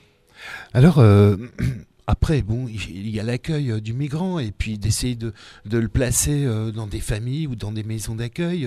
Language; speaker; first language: French; native; French